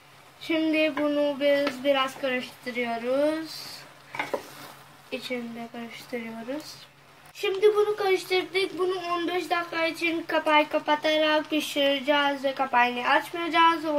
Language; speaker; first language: Turkish; non-native, learner; Urdu